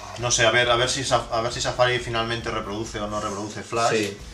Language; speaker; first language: Spanish; native; Spanish